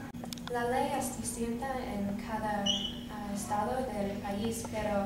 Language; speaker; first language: Spanish; non-native, learner; English